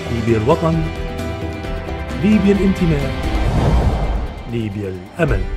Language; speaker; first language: Arabic; native; Arabic